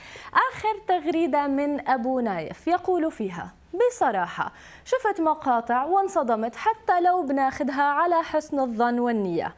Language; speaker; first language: Arabic; native; Arabic